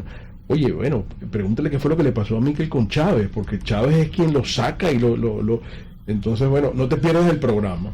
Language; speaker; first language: Spanish; native; Spanish